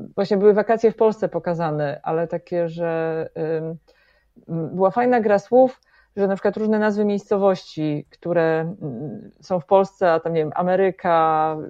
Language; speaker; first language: Polish; native; Polish